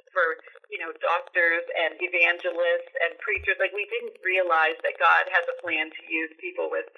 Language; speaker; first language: English; native; English